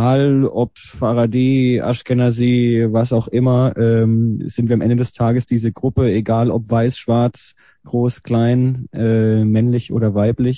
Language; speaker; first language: German; native; German